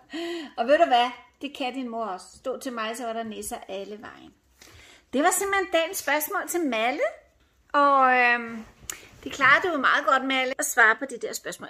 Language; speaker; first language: Danish; native; Danish